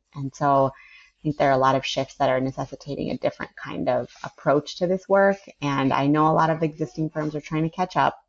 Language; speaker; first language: English; early bilingual, other home language; Spanish